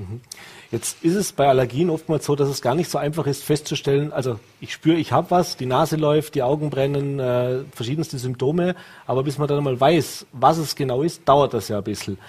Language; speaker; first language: German; native; German